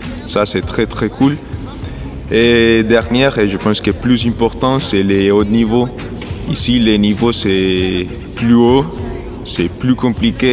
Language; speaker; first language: French; non-native, fluent; Spanish